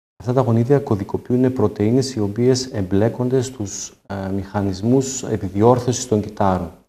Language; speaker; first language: Greek; native; Greek